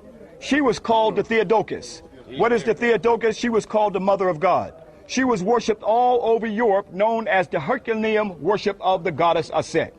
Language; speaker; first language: English; native; English